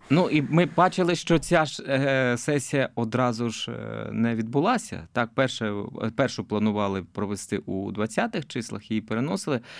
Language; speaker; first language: Ukrainian; native; Ukrainian